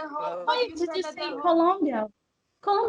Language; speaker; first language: English; non-native, learner; Portuguese